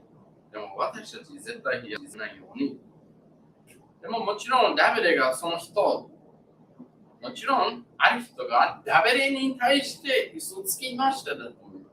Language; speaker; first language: Japanese; non-native, learner; English